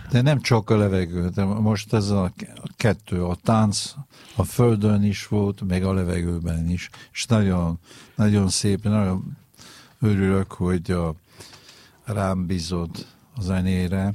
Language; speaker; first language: Hungarian; non-native, fluent; French